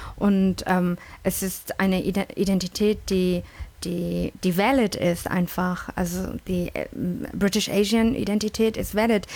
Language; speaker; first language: German; early bilingual, other home language; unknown